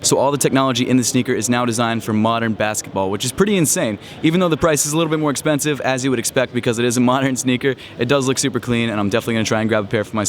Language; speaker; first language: English; native; English